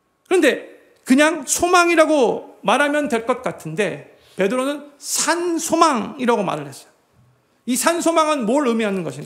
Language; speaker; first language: Korean; native; Korean